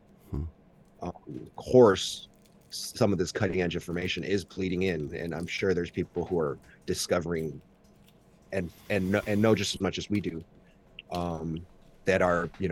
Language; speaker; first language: English; early bilingual, other home language; Chinese